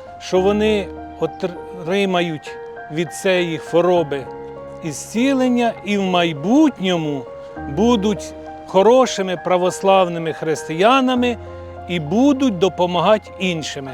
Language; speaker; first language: Ukrainian; native; Ukrainian